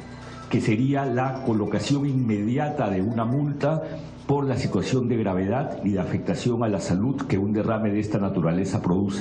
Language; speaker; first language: Spanish; native; Spanish